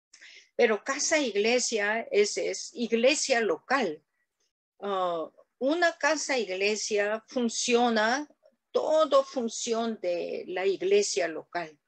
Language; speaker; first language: Spanish; non-native, learner; Korean